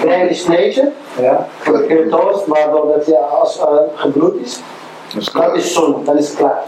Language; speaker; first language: Dutch; non-native, fluent; Somali